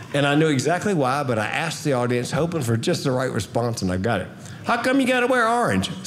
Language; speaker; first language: English; native; English